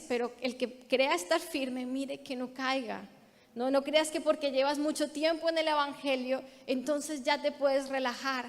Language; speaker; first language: Spanish; native; Spanish